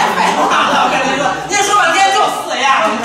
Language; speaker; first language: Chinese; native; Chinese